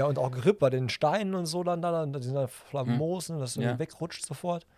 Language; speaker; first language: German; native; German